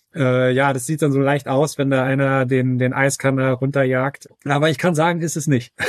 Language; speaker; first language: German; native; German